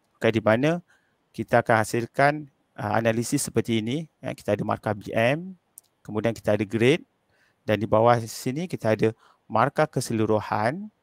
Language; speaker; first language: Malay; native; Malay